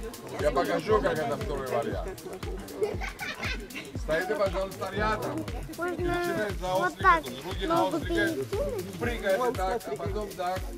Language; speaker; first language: Russian; non-native, learner; Greek